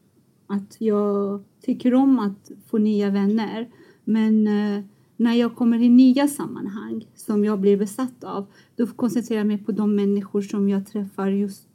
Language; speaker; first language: Swedish; non-native, fluent; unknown